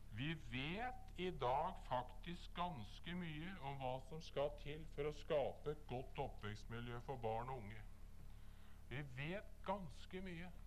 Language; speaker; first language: Norwegian; native; Norwegian